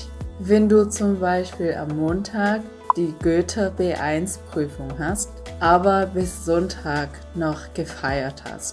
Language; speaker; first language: German; non-native, fluent; Vietnamese